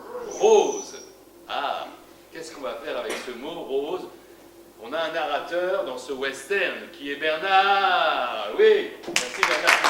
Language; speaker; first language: French; native; French